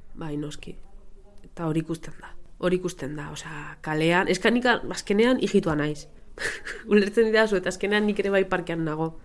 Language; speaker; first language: Basque; non-native, local second language; Spanish